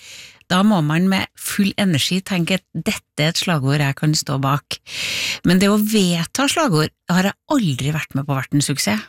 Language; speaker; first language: Norwegian; native; Norwegian